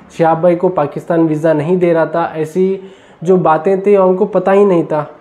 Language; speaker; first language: Hindi; non-native, local second language; Urdu